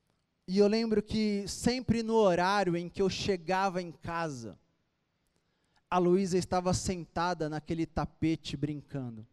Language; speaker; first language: Portuguese; native; Portuguese